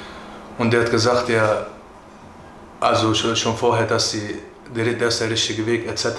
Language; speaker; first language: German; early bilingual, other home language; Turkish